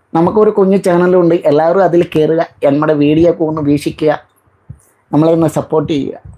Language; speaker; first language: Malayalam; non-native, learner; Bangla